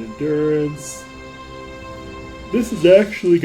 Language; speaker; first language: English; native; English